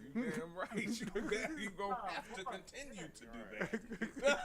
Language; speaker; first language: English; native; English